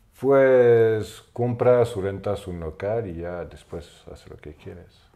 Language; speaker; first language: Spanish; non-native, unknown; French